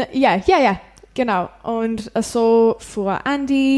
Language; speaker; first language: German; non-native, learner; English